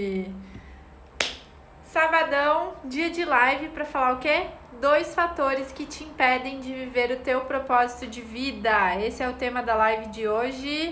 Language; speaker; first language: Portuguese; native; Portuguese